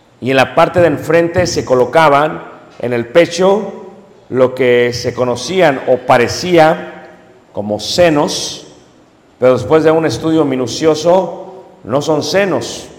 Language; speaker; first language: Spanish; native; Spanish